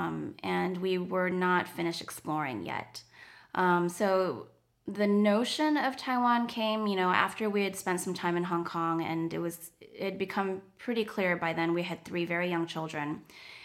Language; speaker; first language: English; non-native, fluent; Chinese